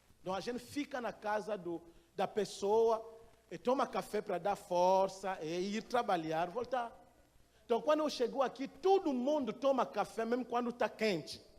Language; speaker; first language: Portuguese; non-native, fluent; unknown